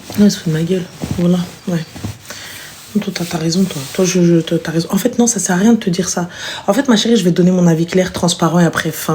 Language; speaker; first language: French; early bilingual, other home language; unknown